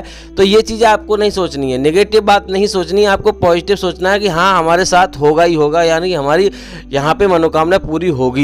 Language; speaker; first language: Hindi; native; Hindi